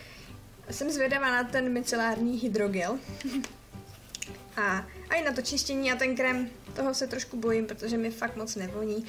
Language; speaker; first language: Czech; native; Czech